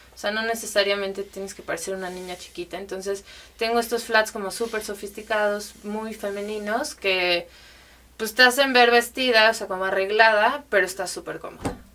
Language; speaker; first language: Spanish; native; Spanish